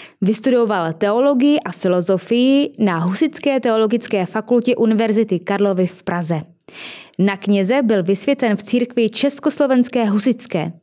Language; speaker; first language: Czech; native; Czech